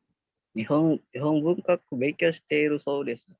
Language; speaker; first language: Japanese; non-native, learner; Indonesian